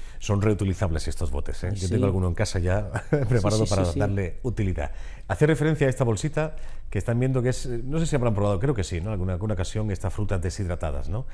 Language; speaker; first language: Spanish; native; Spanish